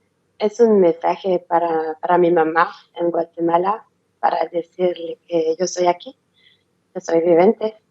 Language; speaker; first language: Spanish; non-native, learner; French